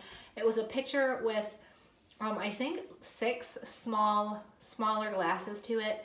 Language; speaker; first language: English; native; English